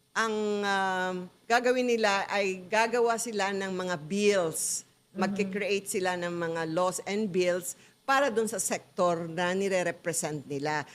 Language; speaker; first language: Filipino; non-native, local second language; Iloko